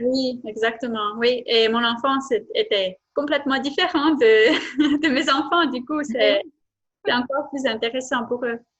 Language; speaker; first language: French; non-native, fluent; Estonian